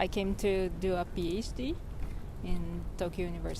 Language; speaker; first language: English; non-native, fluent; Portuguese